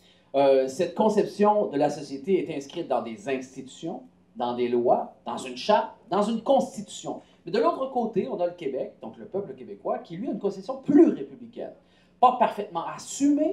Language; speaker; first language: French; native; French